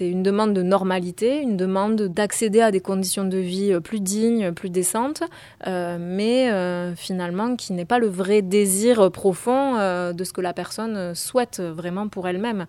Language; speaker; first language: French; native; French